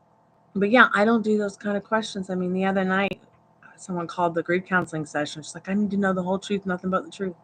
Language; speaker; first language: English; native; English